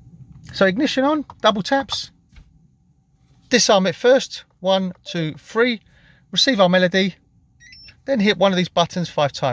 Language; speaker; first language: English; native; English